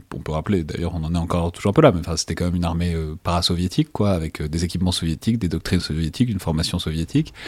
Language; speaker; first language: French; native; French